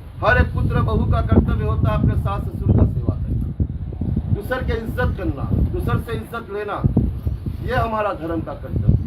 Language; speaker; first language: Hindi; native; Hindi